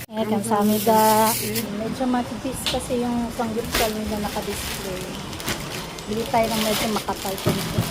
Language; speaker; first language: Filipino; non-native, local second language; Cebuano